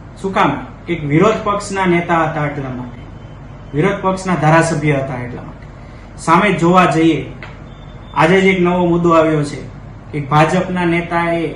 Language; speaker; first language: Gujarati; native; Gujarati